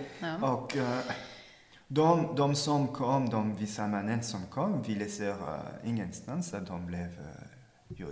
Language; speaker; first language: Swedish; non-native, fluent; French